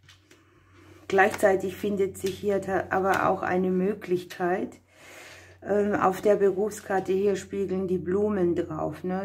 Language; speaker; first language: German; native; German